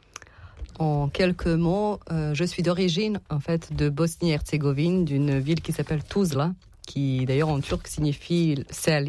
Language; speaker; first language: French; non-native, fluent; Serbian